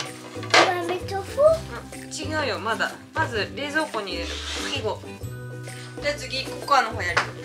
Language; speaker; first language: Japanese; native; Japanese